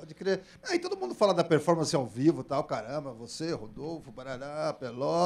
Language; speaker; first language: Portuguese; native; Portuguese